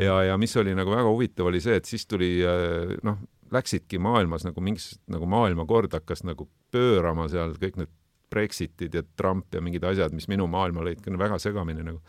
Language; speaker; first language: Estonian; native; Estonian